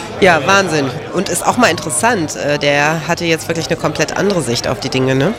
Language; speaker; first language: German; native; German